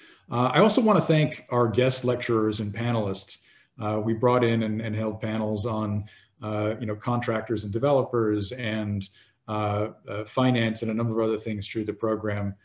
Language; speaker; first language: English; native; English